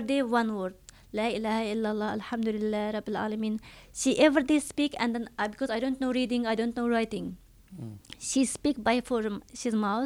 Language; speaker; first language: English; non-native, learner; Chinese